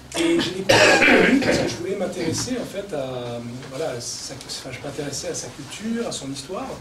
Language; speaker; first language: French; native; French